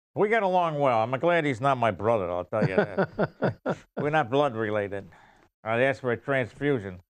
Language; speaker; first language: English; native; English